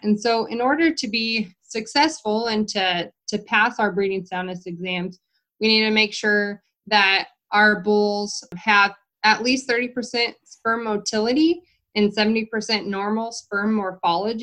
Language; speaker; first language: English; native; English